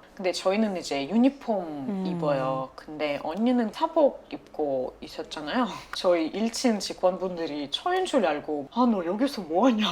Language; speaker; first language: Korean; non-native, fluent; Russian